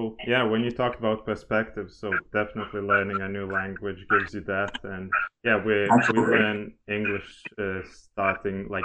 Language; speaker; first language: English; non-native, fluent; Lithuanian